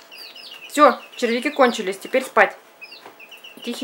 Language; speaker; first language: Russian; native; Russian